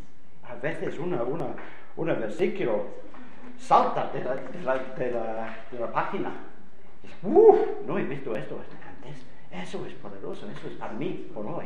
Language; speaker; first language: Spanish; non-native, fluent; English